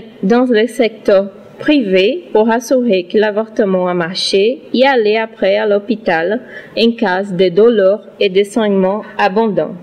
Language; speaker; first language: French; non-native, learner; Portuguese